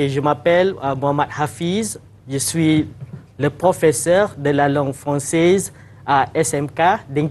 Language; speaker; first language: French; non-native, fluent; Malay